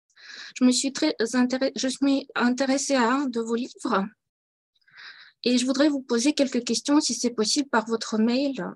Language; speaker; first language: French; non-native, fluent; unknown